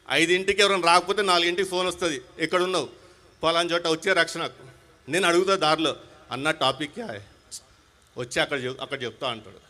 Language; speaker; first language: Telugu; non-native, local second language; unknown